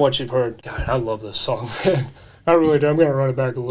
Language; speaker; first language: English; native; English